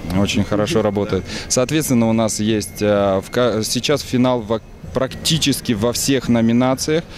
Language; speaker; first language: Russian; native; Russian